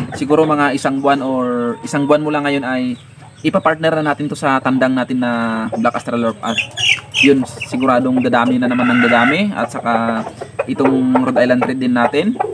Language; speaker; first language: Filipino; non-native, local second language; Iloko